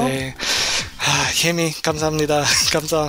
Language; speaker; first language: Korean; non-native, learner; English